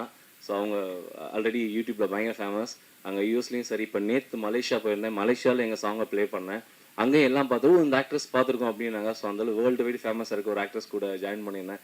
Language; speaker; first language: Tamil; native; Tamil